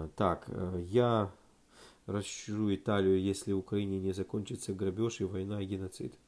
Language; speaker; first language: Ukrainian; native; Ukrainian